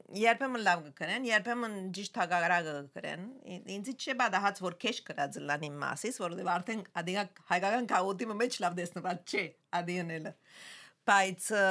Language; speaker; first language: Armenian; early bilingual, heritage; Armenian